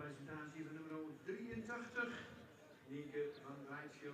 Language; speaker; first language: Dutch; native; Dutch